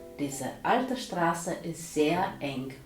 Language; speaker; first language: German; non-native, fluent; Ukrainian